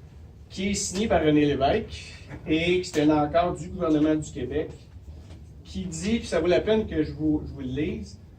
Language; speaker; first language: French; native; French